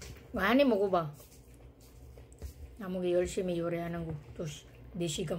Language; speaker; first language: Korean; non-native, fluent; Filipino